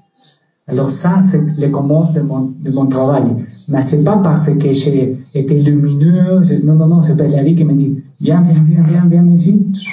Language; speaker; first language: French; non-native, learner; Spanish